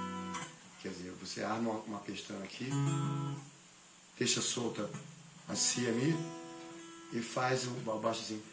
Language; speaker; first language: Portuguese; native; Portuguese